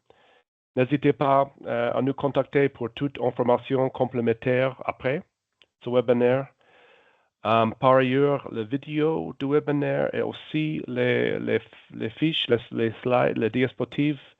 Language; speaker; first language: French; non-native, local second language; German